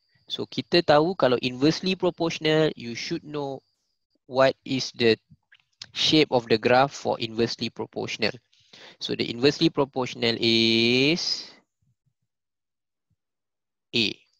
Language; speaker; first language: English; non-native, local second language; Malay